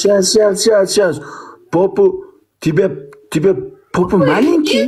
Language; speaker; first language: Russian; non-native, learner; Uzbek